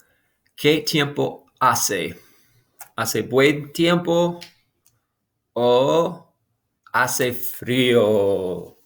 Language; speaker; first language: Spanish; non-native, fluent; English